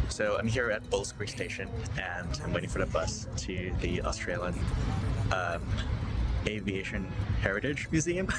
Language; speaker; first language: English; non-native, local second language; Cebuano